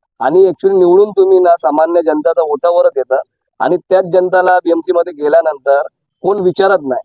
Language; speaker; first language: Marathi; non-native, local second language; Hindi